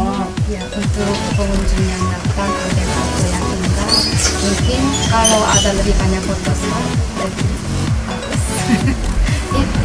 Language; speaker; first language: Indonesian; non-native, learner; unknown